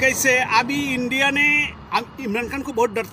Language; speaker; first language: Hindi; non-native, fluent; Bangla